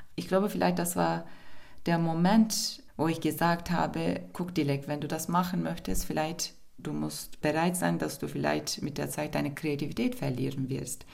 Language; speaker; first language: German; non-native, fluent; Turkish